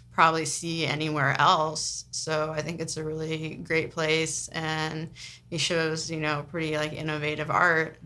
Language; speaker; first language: English; native; English